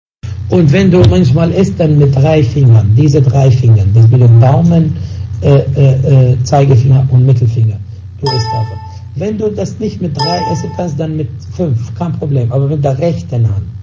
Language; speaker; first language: German; non-native, fluent; Arabic